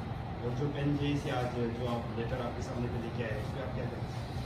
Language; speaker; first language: Hindi; non-native, local second language; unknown